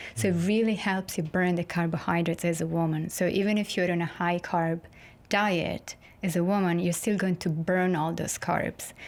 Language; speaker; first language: English; non-native, fluent; Italian